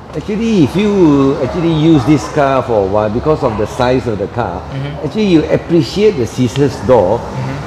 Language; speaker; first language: English; non-native, local second language; Min Nan Chinese